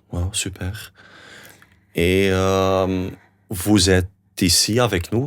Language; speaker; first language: French; non-native, local second language; Dutch